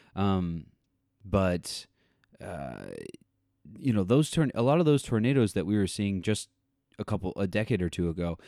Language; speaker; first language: English; native; English